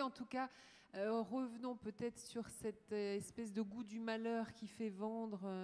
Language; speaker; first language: French; native; French